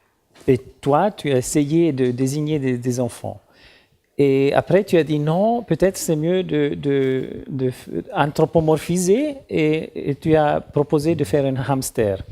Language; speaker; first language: French; non-native, learner; German